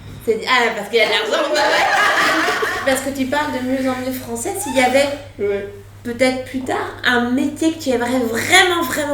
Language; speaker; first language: French; native; French